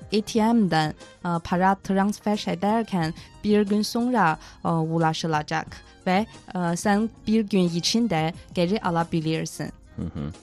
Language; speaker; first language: Turkish; non-native, fluent; Chinese